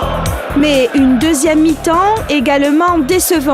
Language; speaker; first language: French; native; French